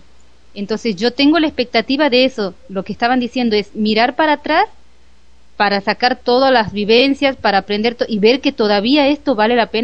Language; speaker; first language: Spanish; native; Spanish